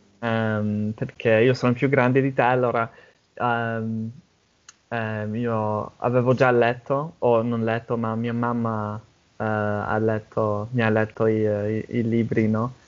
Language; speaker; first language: Italian; non-native, fluent; English